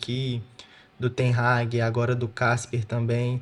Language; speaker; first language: Portuguese; native; Portuguese